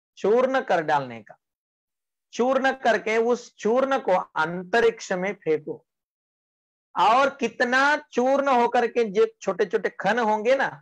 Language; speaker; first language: Hindi; non-native, local second language; Marathi